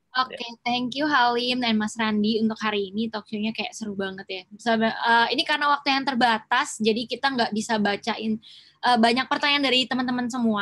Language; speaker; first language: Indonesian; native; Indonesian